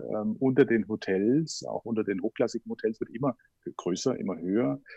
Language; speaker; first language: German; native; German